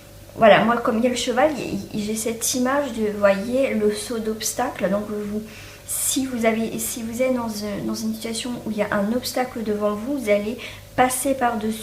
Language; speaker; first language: French; native; French